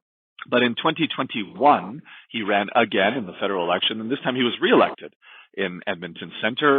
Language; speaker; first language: English; native; English